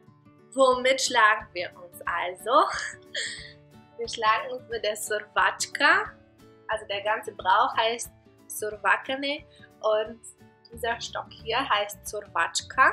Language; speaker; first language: German; non-native, fluent; Bulgarian